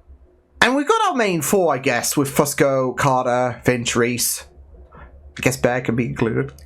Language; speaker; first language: English; native; English